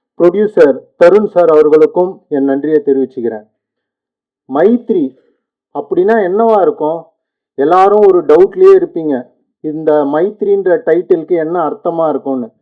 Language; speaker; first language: Tamil; native; Tamil